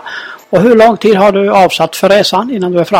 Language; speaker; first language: Swedish; native; Swedish